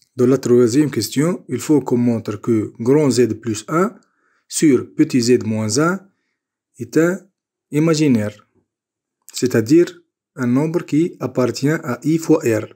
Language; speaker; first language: French; non-native, local second language; Arabic